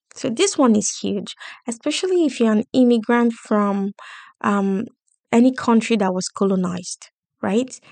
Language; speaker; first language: English; non-native, local second language; Yoruba